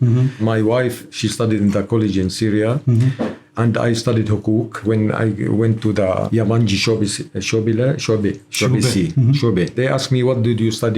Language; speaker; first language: English; non-native, learner; Arabic